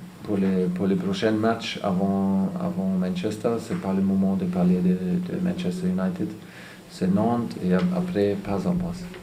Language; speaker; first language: French; non-native, fluent; German